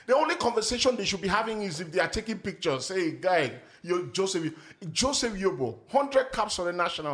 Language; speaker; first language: English; non-native, local second language; Ibibio